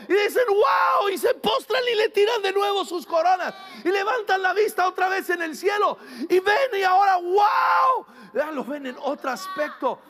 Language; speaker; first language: Spanish; non-native, fluent; English